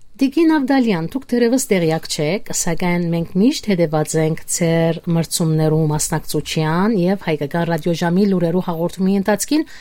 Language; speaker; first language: Armenian; native; Armenian